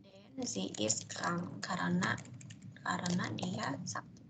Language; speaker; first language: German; non-native, fluent; Indonesian